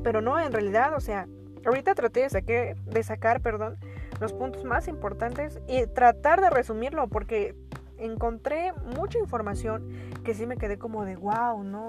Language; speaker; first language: Spanish; native; Spanish